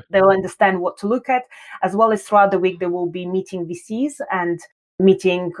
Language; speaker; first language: English; non-native, fluent; Russian